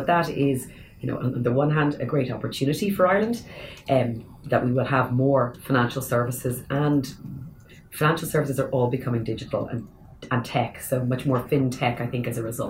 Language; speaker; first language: English; native; English